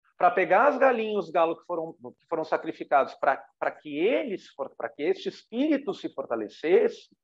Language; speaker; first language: Portuguese; native; Portuguese